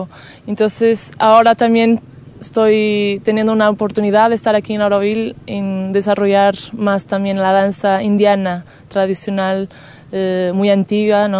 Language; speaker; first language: Spanish; non-native, fluent; Portuguese